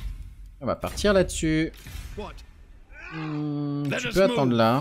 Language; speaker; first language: French; native; French